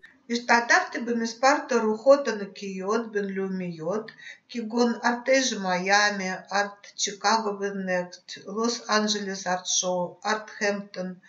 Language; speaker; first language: Hebrew; non-native, fluent; Russian